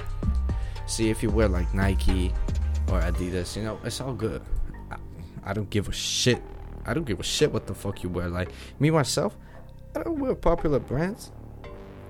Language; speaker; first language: English; non-native, fluent; Dutch